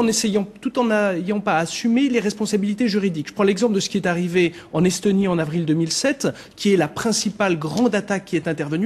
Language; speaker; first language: French; native; French